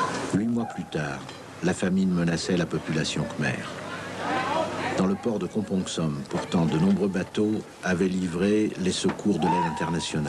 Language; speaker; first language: French; native; French